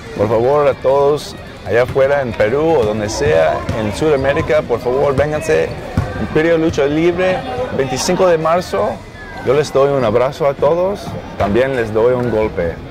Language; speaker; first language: Spanish; non-native, fluent; English